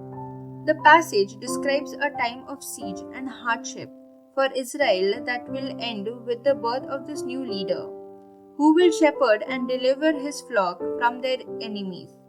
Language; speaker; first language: English; non-native, local second language; Malayalam